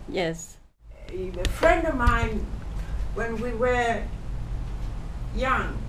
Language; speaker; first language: English; non-native, fluent; Italian